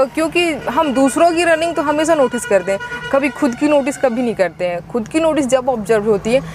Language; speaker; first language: Hindi; native; Hindi